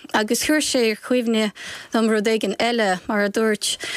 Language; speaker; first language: Irish; non-native, fluent; Ukrainian